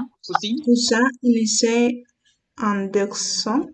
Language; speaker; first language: French; non-native, learner; Spanish